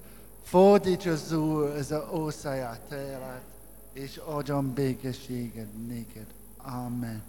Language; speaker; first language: Hungarian; non-native, learner; English